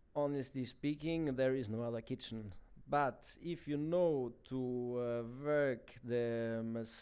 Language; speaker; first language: English; non-native, fluent; German